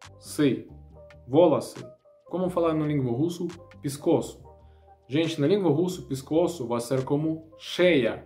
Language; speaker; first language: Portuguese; non-native, learner; Russian